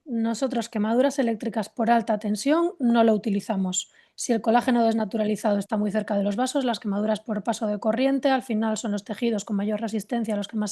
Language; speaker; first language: Spanish; native; Spanish